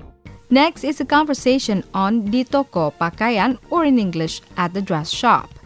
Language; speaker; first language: English; non-native, fluent; Indonesian